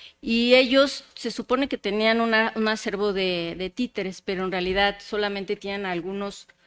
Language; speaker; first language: Spanish; native; Spanish